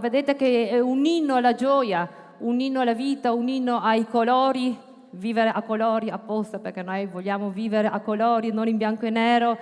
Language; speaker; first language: Italian; native; Italian